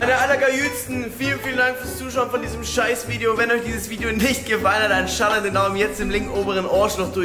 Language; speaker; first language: German; native; German